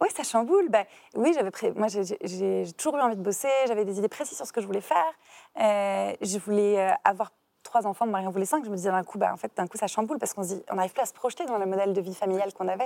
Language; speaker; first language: French; native; French